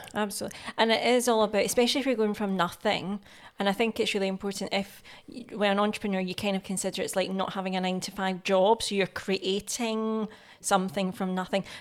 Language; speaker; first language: English; native; English